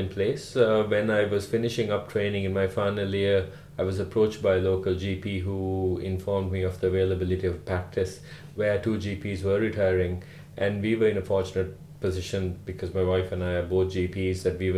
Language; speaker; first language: English; non-native, local second language; Sinhala